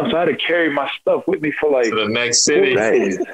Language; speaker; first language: English; native; English